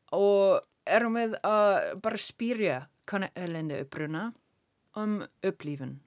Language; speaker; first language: Icelandic; non-native, learner; English